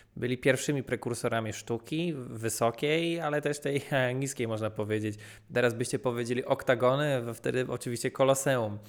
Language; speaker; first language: Polish; early bilingual, heritage; Polish